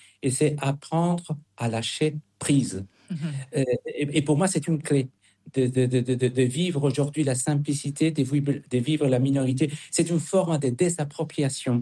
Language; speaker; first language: French; non-native, fluent; Spanish